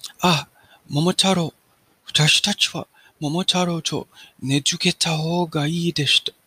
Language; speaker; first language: Japanese; non-native, learner; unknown